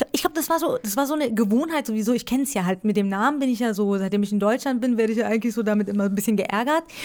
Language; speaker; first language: German; early bilingual, other home language; Persian